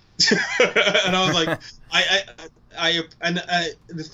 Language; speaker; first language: English; native; English